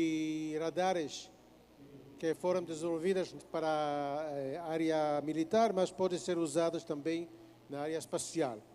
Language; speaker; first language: Portuguese; non-native, fluent; Hebrew